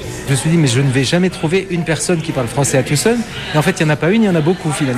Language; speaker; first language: French; native; French